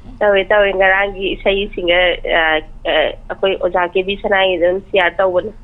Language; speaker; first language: Manipuri; native; Manipuri